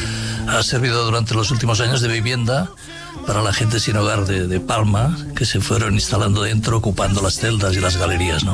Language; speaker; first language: Spanish; native; Spanish